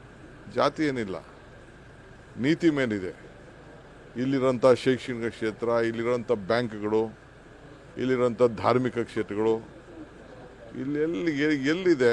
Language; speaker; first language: Kannada; native; Kannada